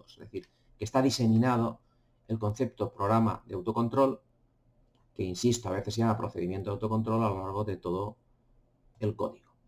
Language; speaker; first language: Spanish; native; Spanish